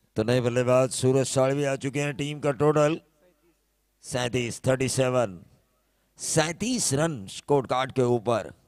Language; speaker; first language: Hindi; non-native, local second language; Marathi